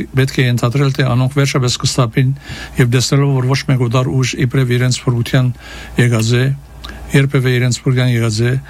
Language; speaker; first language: Armenian; early bilingual, heritage; Armenian